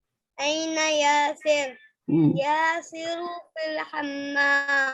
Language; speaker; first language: Arabic; non-native, learner; Urdu